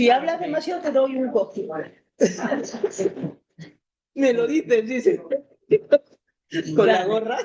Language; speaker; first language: Spanish; native; Spanish